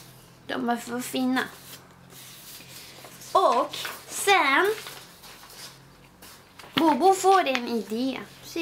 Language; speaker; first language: Swedish; non-native, fluent; Spanish